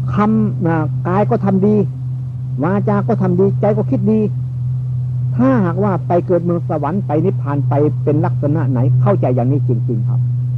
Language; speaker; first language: Thai; non-native, local second language; Northeastern Thai